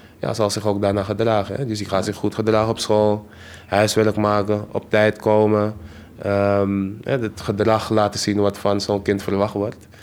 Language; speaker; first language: Dutch; native; Dutch